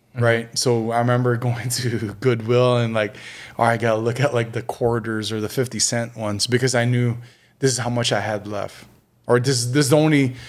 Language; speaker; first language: English; early bilingual, other home language; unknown